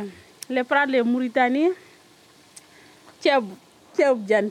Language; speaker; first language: French; non-native, learner; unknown